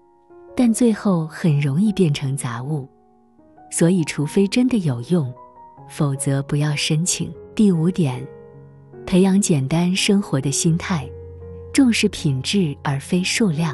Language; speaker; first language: Chinese; native; Chinese